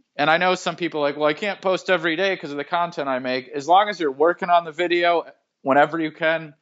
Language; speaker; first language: English; native; English